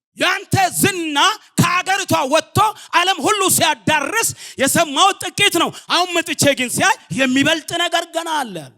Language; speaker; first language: Amharic; non-native, local second language; Oromo